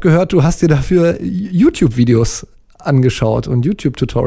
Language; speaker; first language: German; native; German